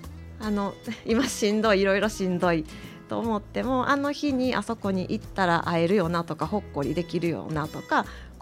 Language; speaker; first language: Japanese; native; Japanese